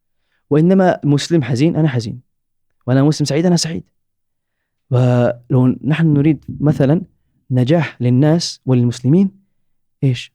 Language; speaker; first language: Arabic; non-native, learner; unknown